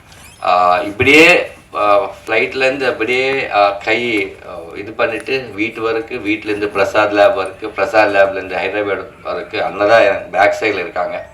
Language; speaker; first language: Tamil; non-native, learner; Telugu